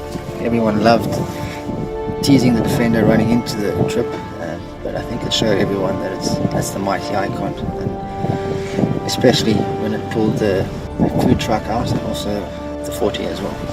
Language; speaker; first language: English; native; English